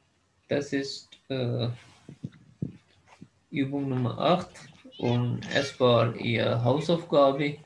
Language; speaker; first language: German; non-native, fluent; Urdu